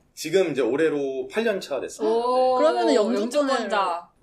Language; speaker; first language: Korean; native; Korean